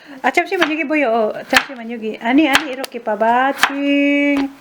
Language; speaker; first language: Korean; non-native, learner; Filipino